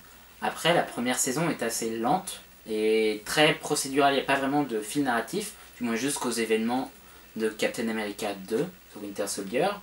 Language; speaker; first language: French; native; French